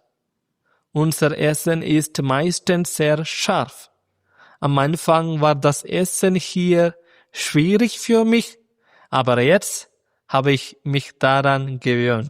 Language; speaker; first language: German; non-native, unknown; Malayalam